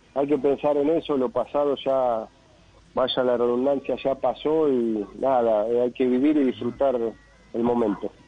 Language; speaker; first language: Spanish; native; Spanish